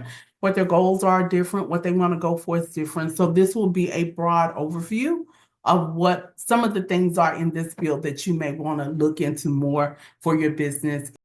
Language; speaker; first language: English; native; English